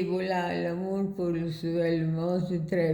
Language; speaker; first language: French; non-native, fluent; Bulgarian